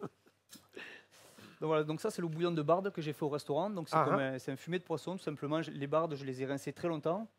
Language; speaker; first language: French; native; French